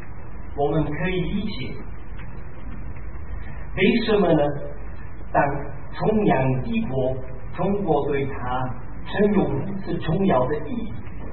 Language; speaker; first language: Chinese; non-native, fluent; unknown